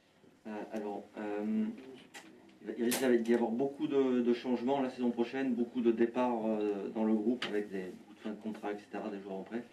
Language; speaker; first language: French; native; French